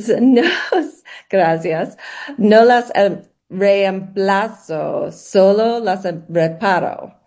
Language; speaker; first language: Spanish; non-native, learner; English